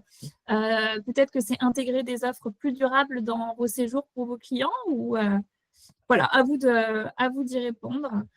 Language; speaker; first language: French; native; French